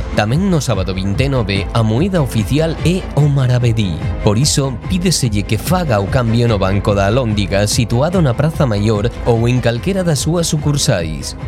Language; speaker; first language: Galician; native; Galician